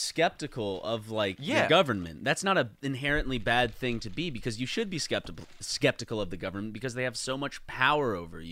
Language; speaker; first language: English; native; English